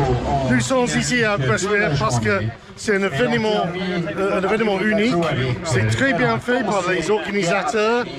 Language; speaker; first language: French; non-native, fluent; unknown